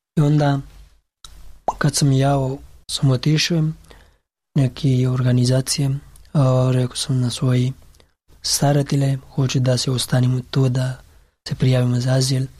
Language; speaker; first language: Serbian; non-native, learner; Pashto